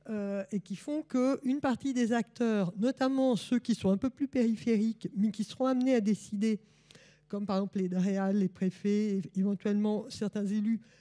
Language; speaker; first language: French; native; French